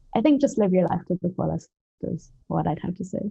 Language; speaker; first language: English; native; English